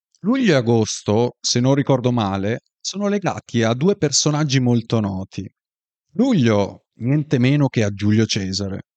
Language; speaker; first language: Italian; native; Italian